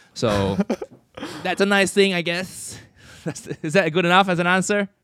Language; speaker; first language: English; non-native, local second language; Cantonese